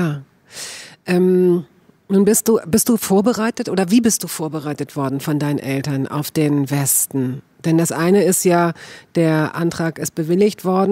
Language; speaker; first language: German; native; German